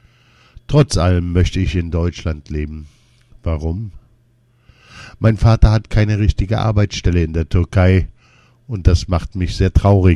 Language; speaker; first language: German; non-native, learner; Kurdish